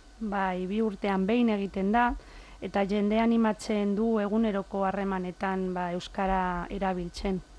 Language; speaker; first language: Basque; non-native, local second language; Spanish